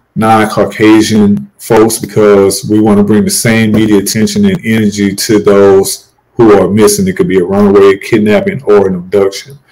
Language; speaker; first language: English; native; English